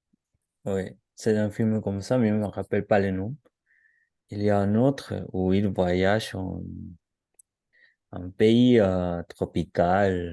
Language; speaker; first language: French; non-native, learner; Spanish